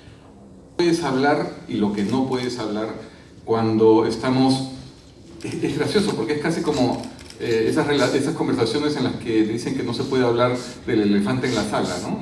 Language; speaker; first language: Spanish; native; Spanish